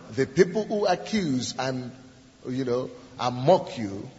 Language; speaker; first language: English; non-native, local second language; Yoruba